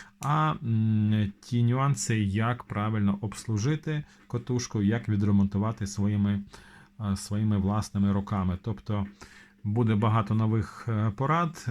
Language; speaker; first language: Ukrainian; non-native, local second language; Russian